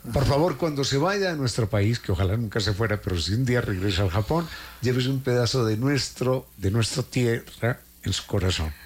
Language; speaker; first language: Spanish; native; Spanish